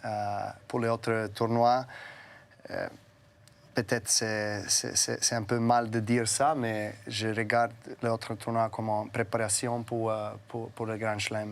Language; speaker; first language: French; non-native, fluent; Serbian